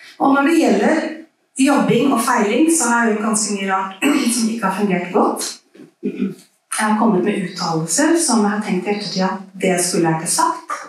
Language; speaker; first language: Norwegian; early bilingual, other home language; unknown